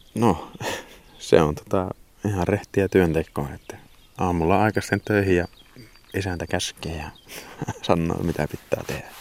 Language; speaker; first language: Finnish; early bilingual, heritage; Finnish